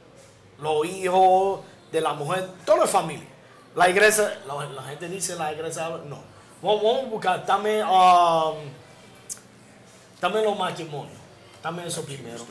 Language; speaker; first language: Spanish; non-native, learner; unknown